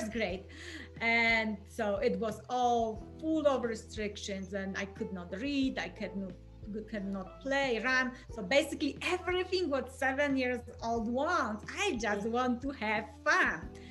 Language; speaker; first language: English; non-native, fluent; Polish